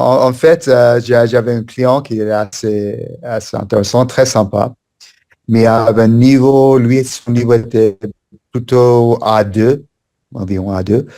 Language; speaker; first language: French; non-native, fluent; English